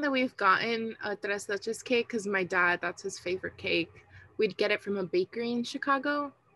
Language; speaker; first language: English; early bilingual, other home language; Spanish